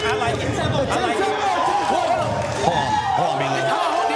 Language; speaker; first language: English; native; English